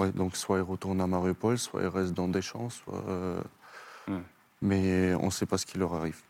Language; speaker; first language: French; non-native, fluent; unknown